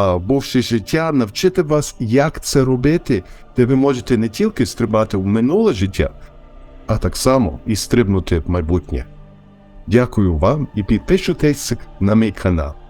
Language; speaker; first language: Ukrainian; early bilingual, heritage; Ukrainian